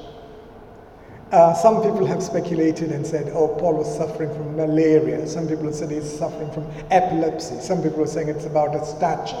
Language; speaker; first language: English; non-native, local second language; Malayalam